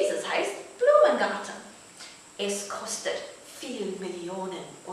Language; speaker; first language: German; non-native, learner; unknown